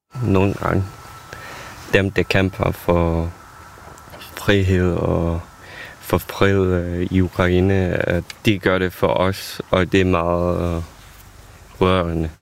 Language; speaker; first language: Danish; non-native, fluent; Ukrainian